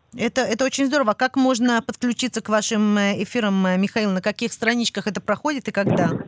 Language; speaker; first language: Russian; early bilingual, heritage; Russian